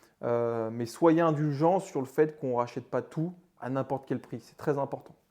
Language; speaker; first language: French; native; French